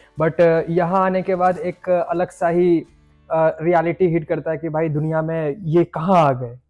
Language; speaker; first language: Hindi; native; Hindi